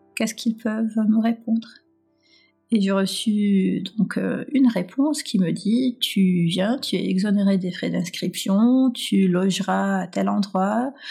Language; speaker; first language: French; non-native, local second language; Arabic